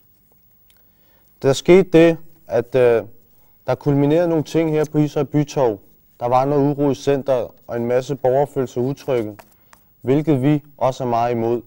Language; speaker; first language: Danish; early bilingual, other home language; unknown